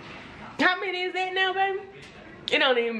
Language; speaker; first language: English; native; English